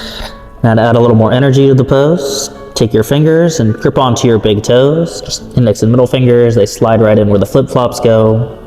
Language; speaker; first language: English; native; English